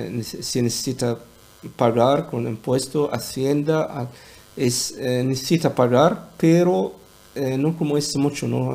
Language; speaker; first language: Spanish; non-native, learner; Arabic